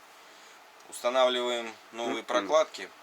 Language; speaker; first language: Russian; native; Russian